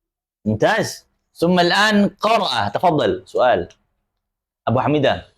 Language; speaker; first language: Arabic; non-native, fluent; Indonesian